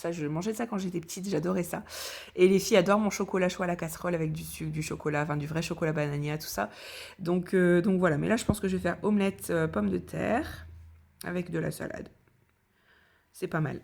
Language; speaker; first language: French; native; French